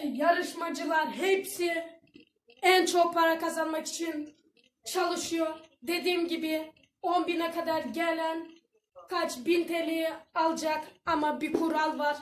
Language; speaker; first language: Turkish; early bilingual, other home language; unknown